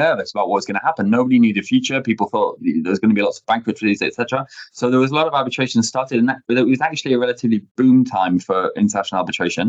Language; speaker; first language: English; native; English